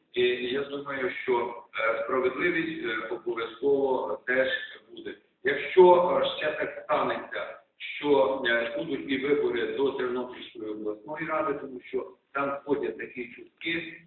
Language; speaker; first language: Ukrainian; native; Ukrainian